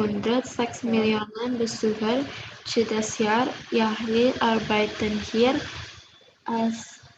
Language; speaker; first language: German; non-native, learner; Indonesian